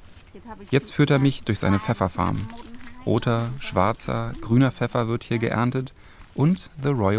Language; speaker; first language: German; native; German